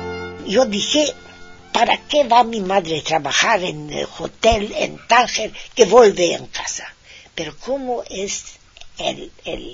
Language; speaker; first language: Spanish; non-native, fluent; Hungarian